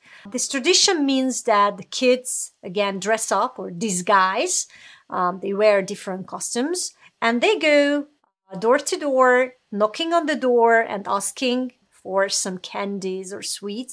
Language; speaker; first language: English; non-native, fluent; Hungarian